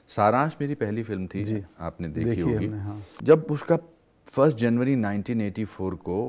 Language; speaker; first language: Hindi; native; Hindi